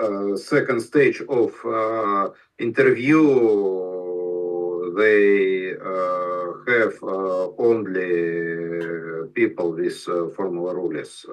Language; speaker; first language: English; non-native, learner; Russian